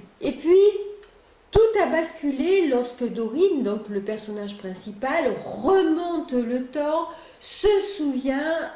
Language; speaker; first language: French; native; French